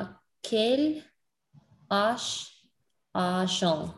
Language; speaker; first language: French; non-native, learner; English